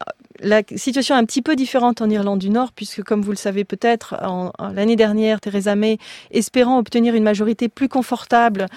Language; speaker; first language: French; native; French